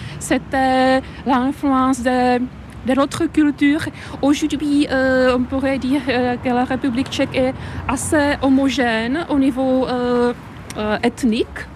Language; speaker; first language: French; non-native, fluent; Czech